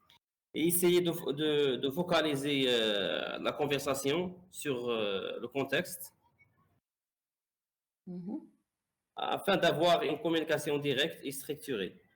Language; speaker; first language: French; non-native, local second language; Arabic